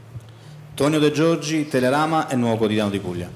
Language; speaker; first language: Italian; native; Italian